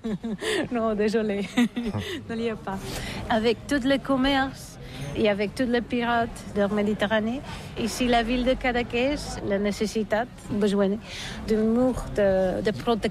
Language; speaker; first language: French; non-native, learner; Catalan